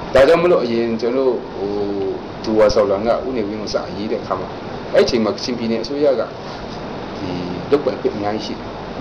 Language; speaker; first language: Burmese; non-native, local second language; Kachin